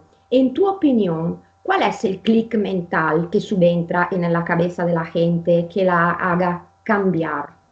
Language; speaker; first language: Spanish; non-native, fluent; Italian